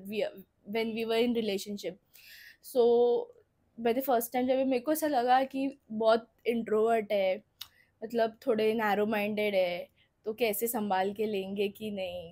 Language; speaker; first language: Hindi; non-native, local second language; Marathi